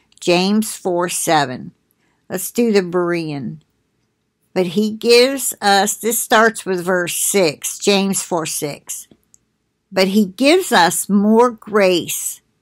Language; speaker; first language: English; native; English